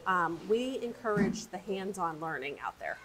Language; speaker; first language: English; native; English